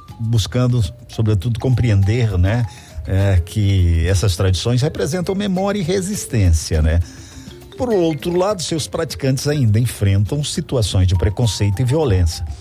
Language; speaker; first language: Portuguese; native; Portuguese